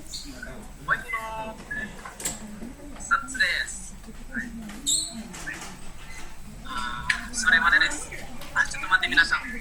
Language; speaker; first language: Japanese; non-native, learner; Indonesian